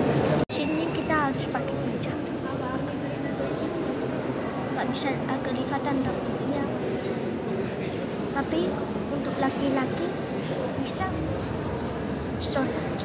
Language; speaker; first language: Indonesian; early bilingual, heritage; Indonesian